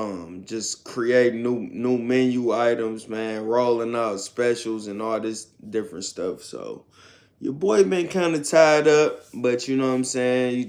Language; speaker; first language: English; native; English